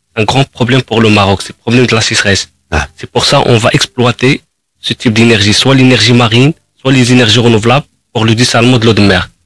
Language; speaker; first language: French; non-native, local second language; Arabic